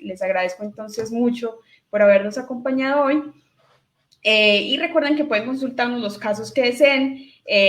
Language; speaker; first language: Spanish; native; Spanish